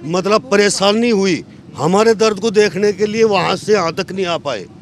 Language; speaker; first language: Hindi; native; Hindi